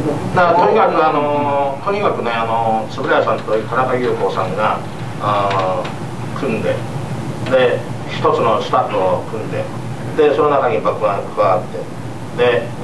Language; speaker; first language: Japanese; native; Japanese